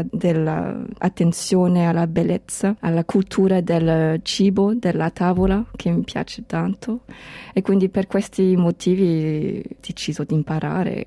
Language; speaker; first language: Italian; non-native, fluent; English